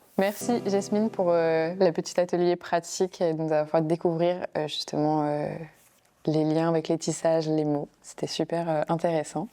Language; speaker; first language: French; native; French